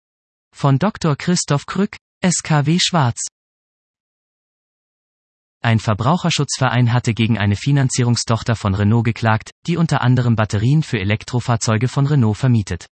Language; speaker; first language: German; native; German